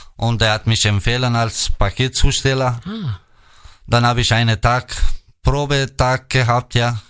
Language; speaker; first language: German; non-native, learner; Albanian